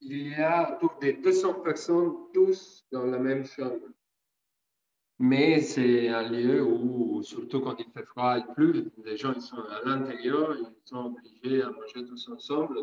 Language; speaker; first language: French; non-native, fluent; Italian